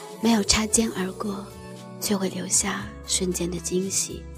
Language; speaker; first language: Chinese; native; Chinese